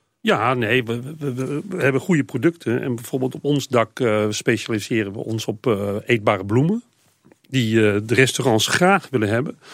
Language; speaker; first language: Dutch; native; Dutch